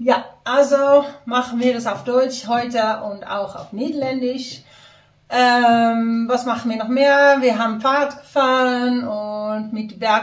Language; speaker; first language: German; non-native, learner; Dutch